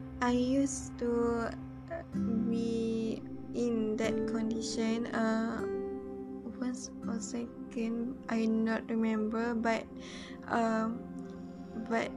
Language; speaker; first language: English; non-native, learner; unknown